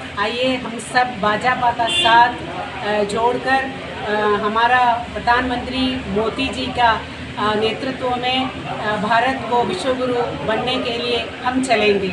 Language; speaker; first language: Hindi; non-native, local second language; Tamil